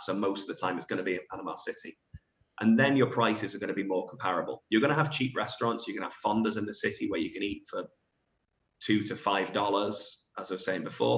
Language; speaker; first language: English; native; English